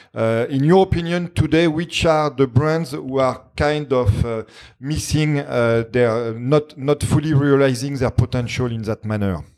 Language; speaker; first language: English; non-native, fluent; French